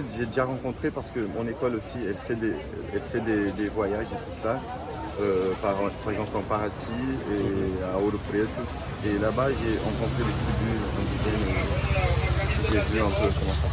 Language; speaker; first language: French; non-native, fluent; Portuguese